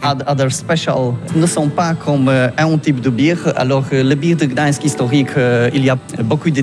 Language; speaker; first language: French; non-native, learner; Polish